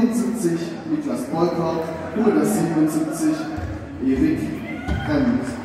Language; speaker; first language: German; native; German